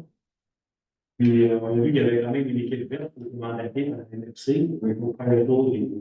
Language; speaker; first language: French; native; French